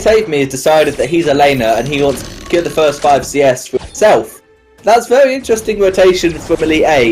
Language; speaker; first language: English; native; English